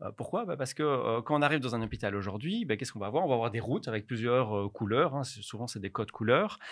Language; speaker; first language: French; native; French